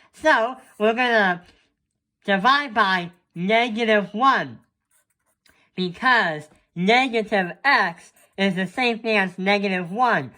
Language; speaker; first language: English; native; English